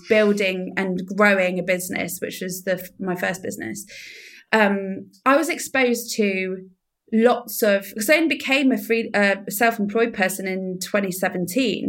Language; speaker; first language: English; native; English